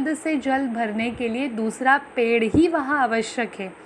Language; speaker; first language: Hindi; non-native, local second language; Marathi